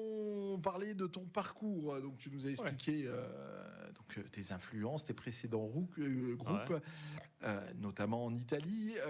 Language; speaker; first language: French; native; French